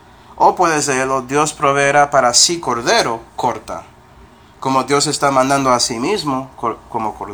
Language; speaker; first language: Spanish; non-native, fluent; English